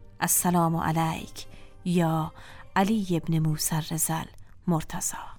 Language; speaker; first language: Persian; native; Persian